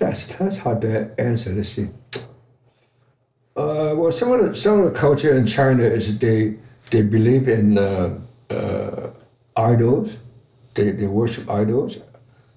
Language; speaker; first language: English; non-native, fluent; Chinese